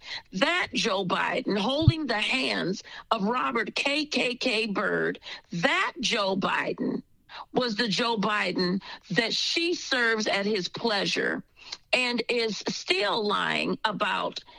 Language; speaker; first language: English; native; English